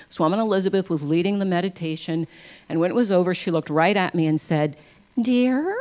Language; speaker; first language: English; native; English